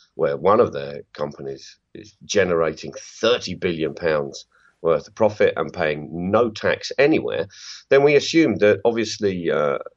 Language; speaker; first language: English; native; English